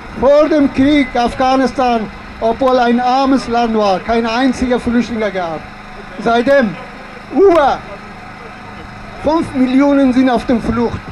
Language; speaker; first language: German; non-native, fluent; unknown